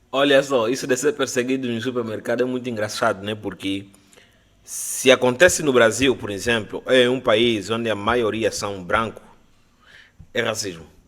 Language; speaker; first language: Portuguese; native; Portuguese